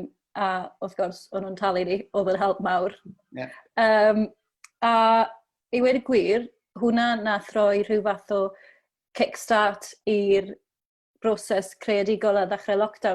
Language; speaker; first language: Welsh; native; Welsh